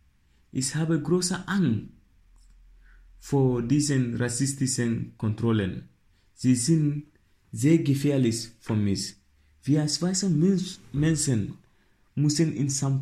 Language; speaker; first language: German; non-native, learner; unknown